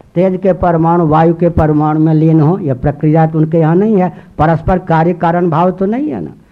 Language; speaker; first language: Hindi; native; Hindi